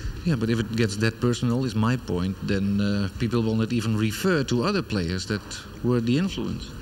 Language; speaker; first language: English; non-native, fluent; Dutch